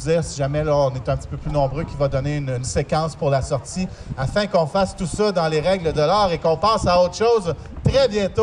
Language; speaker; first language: French; native; French